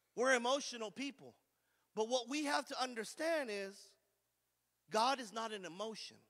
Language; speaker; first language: English; native; English